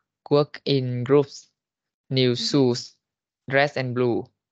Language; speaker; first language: English; non-native, learner; Vietnamese